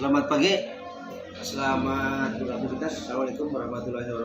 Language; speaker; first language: Indonesian; native; Indonesian